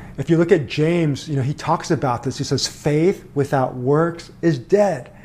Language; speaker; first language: English; early bilingual, other home language; Korean